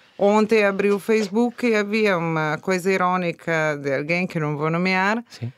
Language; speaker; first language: Portuguese; non-native, fluent; Italian